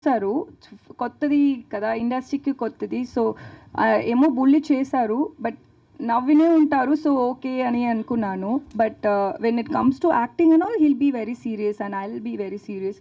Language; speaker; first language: Telugu; non-native, learner; Tamil